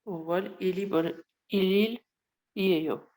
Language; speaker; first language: Korean; non-native, learner; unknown